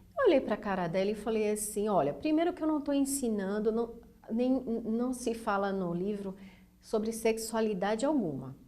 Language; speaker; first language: Portuguese; native; Portuguese